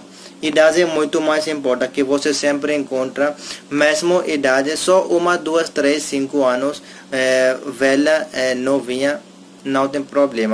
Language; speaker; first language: Portuguese; non-native, learner; Hindi